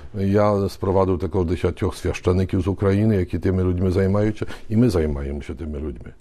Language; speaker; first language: Ukrainian; early bilingual, heritage; Ukrainian